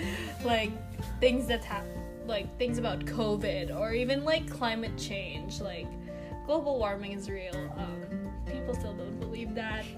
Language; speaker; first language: English; non-native, local second language; Filipino